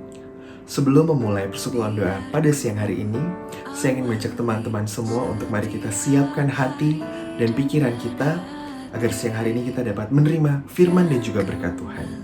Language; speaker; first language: Indonesian; native; Indonesian